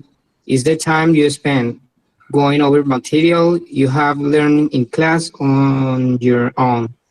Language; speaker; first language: English; non-native, learner; Spanish